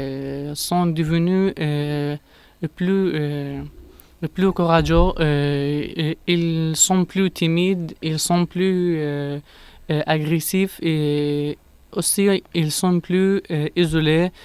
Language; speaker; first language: French; non-native, learner; Arabic